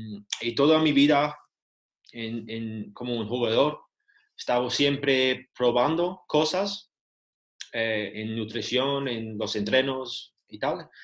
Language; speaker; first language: Spanish; non-native, learner; English